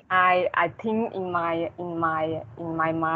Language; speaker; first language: English; non-native, learner; Vietnamese